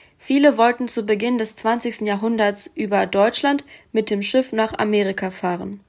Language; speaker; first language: German; early bilingual, other home language; Russian